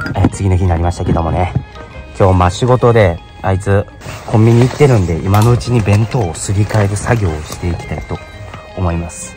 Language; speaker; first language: Japanese; native; Japanese